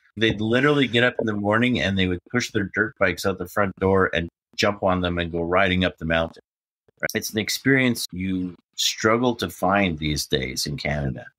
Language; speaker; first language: English; native; English